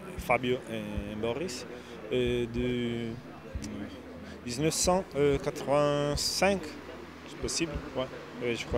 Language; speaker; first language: French; non-native, fluent; Italian